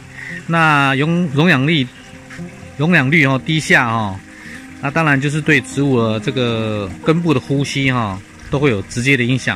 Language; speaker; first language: Chinese; native; Chinese